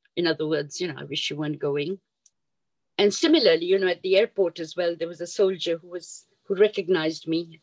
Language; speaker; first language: English; non-native, local second language; Urdu